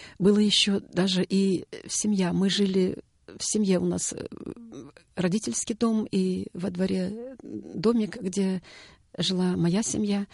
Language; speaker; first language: Russian; native; Russian